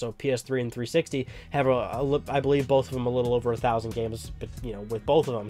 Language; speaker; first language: English; native; English